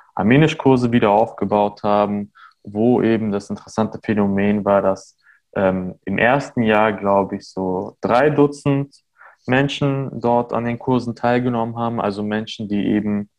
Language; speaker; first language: German; early bilingual, other home language; Armenian